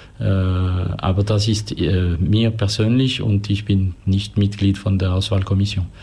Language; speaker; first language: German; non-native, local second language; French